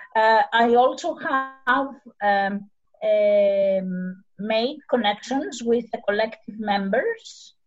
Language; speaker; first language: English; non-native, fluent; Greek